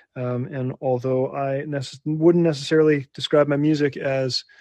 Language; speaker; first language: English; native; English